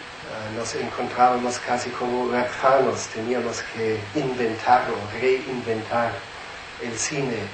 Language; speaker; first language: Spanish; non-native, fluent; German